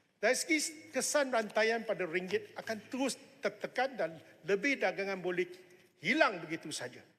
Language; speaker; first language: Malay; non-native, local second language; Chinese